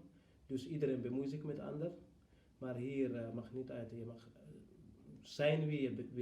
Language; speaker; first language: Dutch; non-native, fluent; Fula